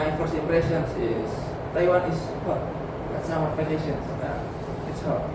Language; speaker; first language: English; non-native, learner; Indonesian